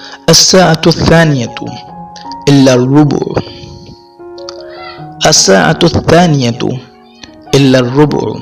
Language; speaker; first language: Arabic; non-native, fluent; Urdu